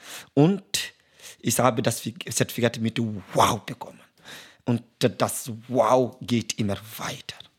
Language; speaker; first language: German; non-native, learner; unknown